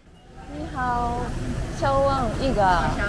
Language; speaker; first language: Chinese; non-native, learner; Japanese